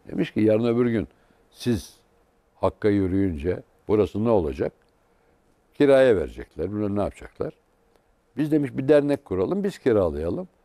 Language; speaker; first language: Turkish; native; Turkish